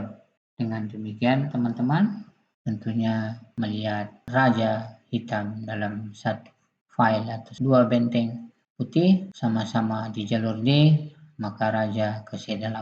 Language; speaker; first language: Indonesian; native; Indonesian